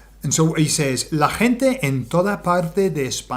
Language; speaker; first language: Spanish; non-native, fluent; English